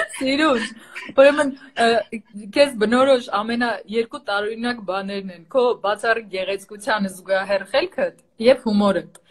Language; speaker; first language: Armenian; native; Armenian